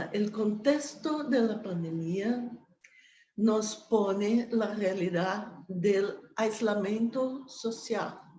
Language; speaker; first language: Spanish; non-native, fluent; Portuguese